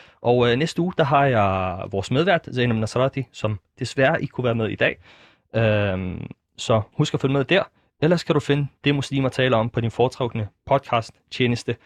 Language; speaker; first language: Danish; early bilingual, other home language; Arabic